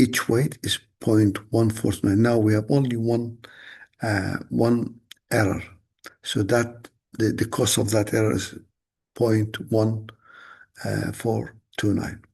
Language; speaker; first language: English; non-native, fluent; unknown